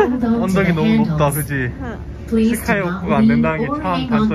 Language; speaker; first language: Korean; native; Korean